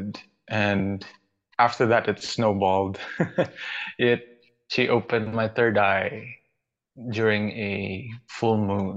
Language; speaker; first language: English; non-native, local second language; Filipino